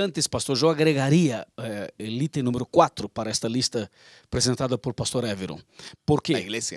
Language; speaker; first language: Portuguese; non-native, learner; Spanish